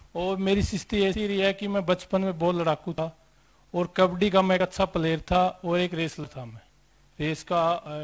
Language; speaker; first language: Hindi; native; Hindi